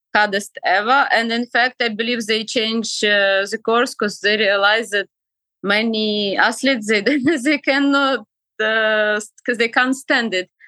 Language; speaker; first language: English; non-native, fluent; Ukrainian